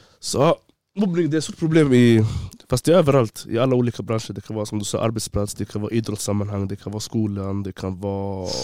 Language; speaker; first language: Swedish; early bilingual, other home language; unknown